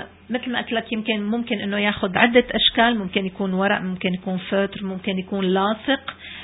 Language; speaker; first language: Arabic; native; Arabic